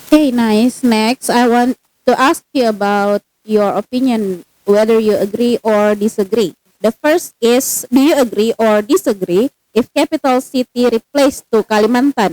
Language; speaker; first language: English; non-native, fluent; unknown